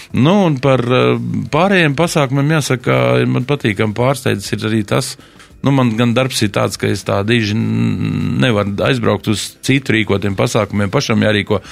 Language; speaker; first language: Latvian; native; Latvian